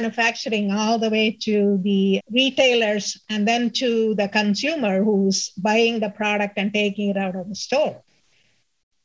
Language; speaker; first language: English; non-native, local second language; Tamil